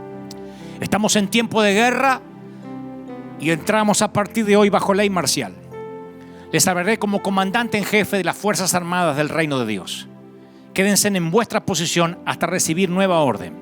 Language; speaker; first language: Spanish; native; Spanish